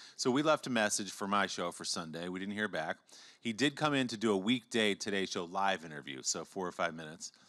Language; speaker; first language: English; native; English